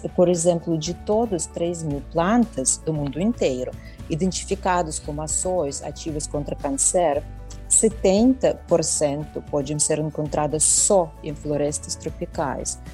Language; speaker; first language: Portuguese; non-native, fluent; Russian